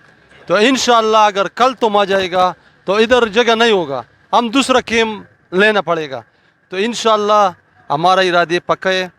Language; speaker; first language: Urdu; non-native, local second language; Pashto